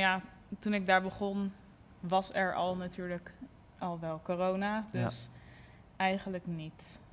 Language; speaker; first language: Dutch; native; Dutch